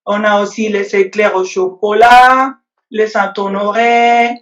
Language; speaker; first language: French; non-native, fluent; Spanish